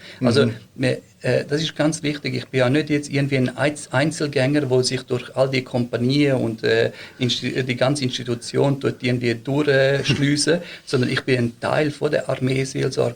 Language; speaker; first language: German; early bilingual, other home language; Bosnian